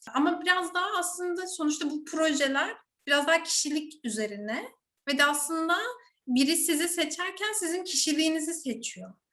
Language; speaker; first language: Turkish; native; Turkish